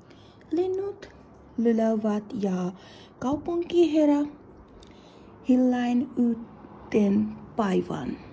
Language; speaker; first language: Finnish; non-native, learner; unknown